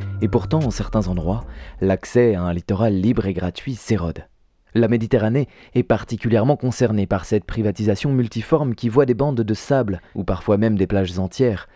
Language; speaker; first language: French; native; French